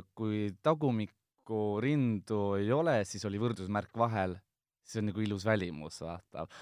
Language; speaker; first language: Estonian; non-native, local second language; Russian